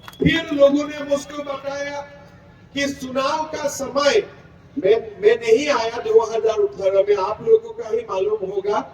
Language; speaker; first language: Hindi; non-native, local second language; Assamese